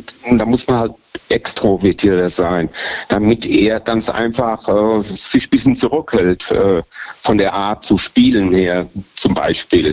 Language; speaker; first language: German; native; German